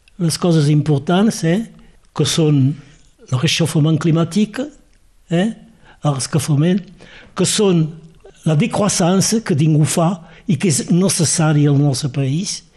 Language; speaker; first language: Catalan; native; Catalan